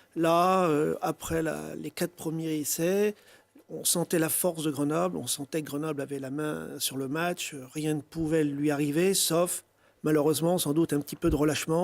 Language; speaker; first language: French; native; French